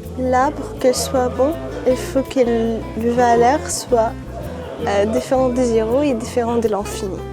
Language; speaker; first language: French; non-native, fluent; Arabic